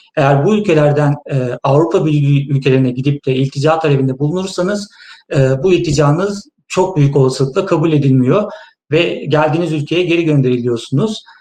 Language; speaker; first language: Turkish; native; Turkish